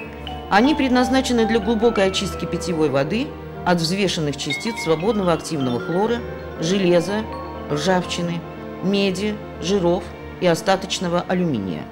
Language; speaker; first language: Russian; native; Russian